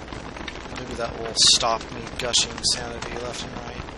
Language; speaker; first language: English; native; English